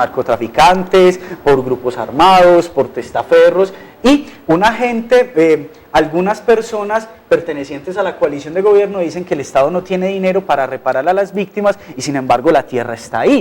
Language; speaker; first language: Spanish; native; Spanish